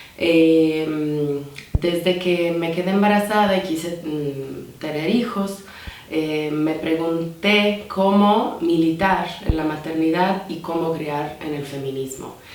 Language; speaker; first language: Spanish; non-native, fluent; Italian